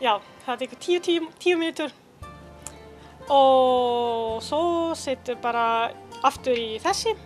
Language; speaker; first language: Icelandic; non-native, learner; Italian